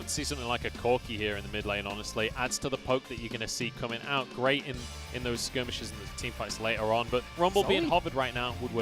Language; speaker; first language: English; native; English